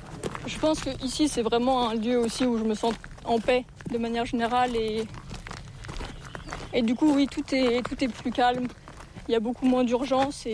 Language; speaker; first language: French; native; French